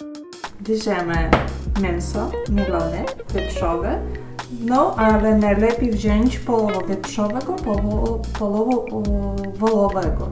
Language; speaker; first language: Polish; non-native, fluent; Ukrainian